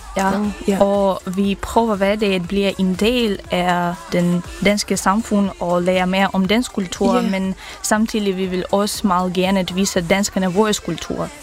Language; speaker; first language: Danish; non-native, learner; Ukrainian